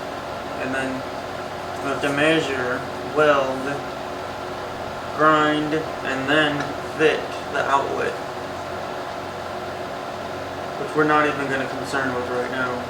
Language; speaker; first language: English; native; English